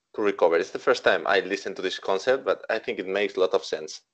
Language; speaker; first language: English; non-native, fluent; Spanish